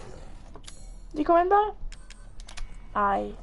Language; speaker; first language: French; native; French